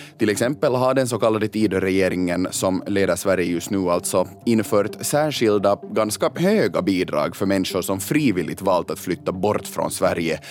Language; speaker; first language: Swedish; native; Swedish